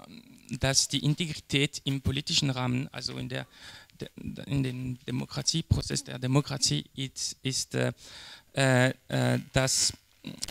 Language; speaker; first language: German; non-native, learner; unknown